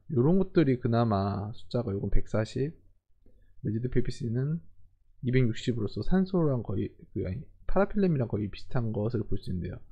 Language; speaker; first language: Korean; native; Korean